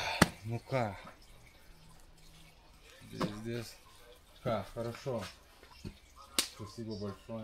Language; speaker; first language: Russian; non-native, learner; Lithuanian